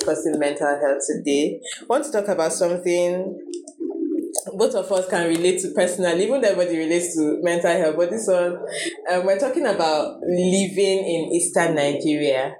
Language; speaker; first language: English; non-native, local second language; Igbo